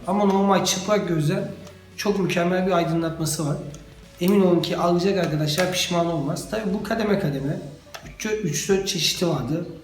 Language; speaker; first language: Turkish; native; Turkish